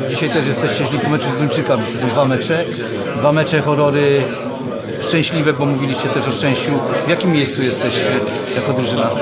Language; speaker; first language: Polish; native; Polish